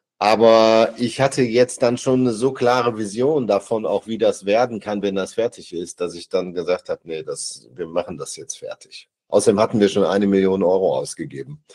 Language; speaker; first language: German; native; German